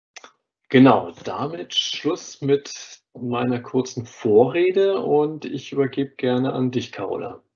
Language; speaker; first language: German; native; German